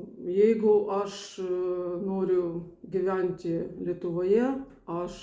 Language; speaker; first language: Lithuanian; non-native, learner; Ukrainian